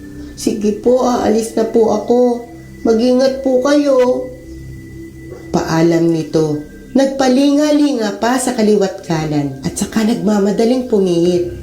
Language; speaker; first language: Filipino; native; Filipino